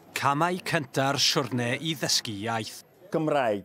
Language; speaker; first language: Welsh; native; Welsh